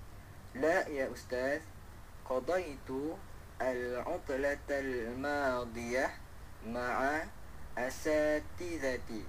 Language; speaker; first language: Arabic; non-native, learner; Malay